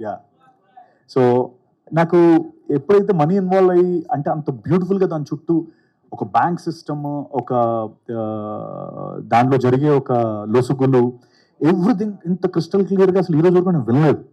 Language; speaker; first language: Telugu; native; Telugu